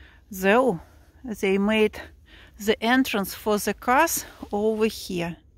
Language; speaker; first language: English; non-native, fluent; Russian